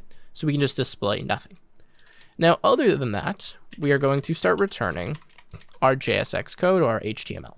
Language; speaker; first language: English; native; English